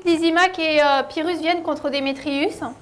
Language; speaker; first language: French; native; French